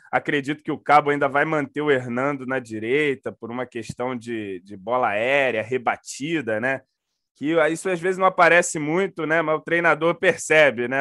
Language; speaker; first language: Portuguese; native; Portuguese